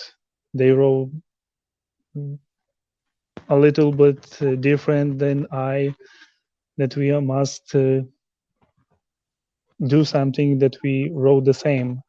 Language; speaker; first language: English; non-native, learner; Polish